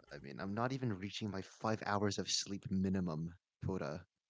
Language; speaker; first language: English; native; English